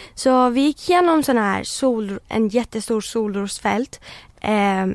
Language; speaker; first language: Swedish; early bilingual, other home language; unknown